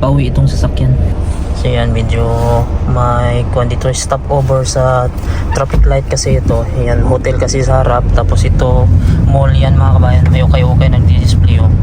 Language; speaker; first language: Filipino; native; Filipino